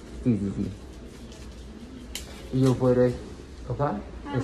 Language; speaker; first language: Spanish; non-native, learner; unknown